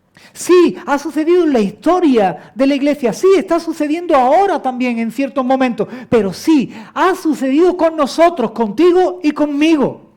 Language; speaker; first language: Spanish; native; Spanish